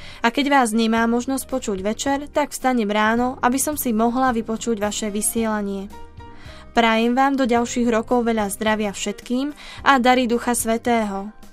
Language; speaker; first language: Slovak; native; Slovak